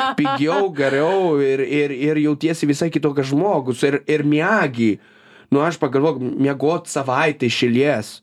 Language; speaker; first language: Lithuanian; non-native, fluent; Italian